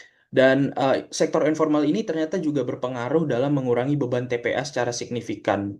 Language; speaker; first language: Indonesian; native; Indonesian